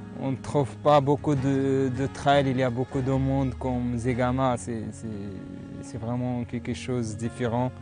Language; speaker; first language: French; non-native, learner; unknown